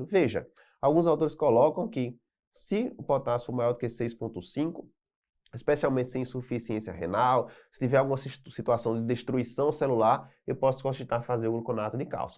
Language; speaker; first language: Portuguese; native; Portuguese